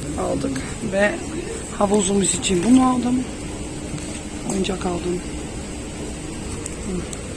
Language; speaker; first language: Turkish; non-native, fluent; Dutch